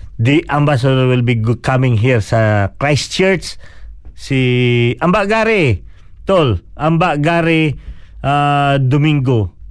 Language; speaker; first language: Filipino; non-native, local second language; Cebuano